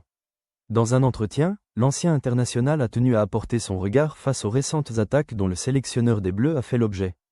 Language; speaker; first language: French; native; French